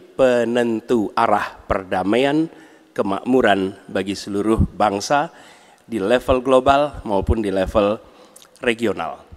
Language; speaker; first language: Indonesian; native; Indonesian